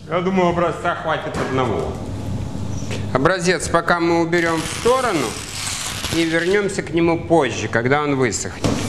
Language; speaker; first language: Russian; native; Russian